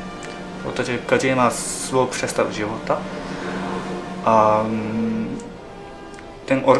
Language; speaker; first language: Czech; non-native, fluent; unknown